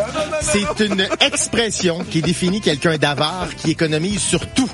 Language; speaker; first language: French; native; French